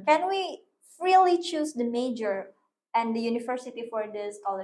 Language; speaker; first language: English; non-native, fluent; Indonesian